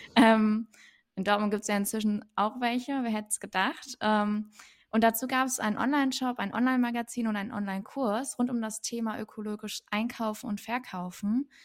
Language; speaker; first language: German; native; German